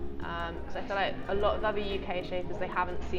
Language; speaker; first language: English; native; English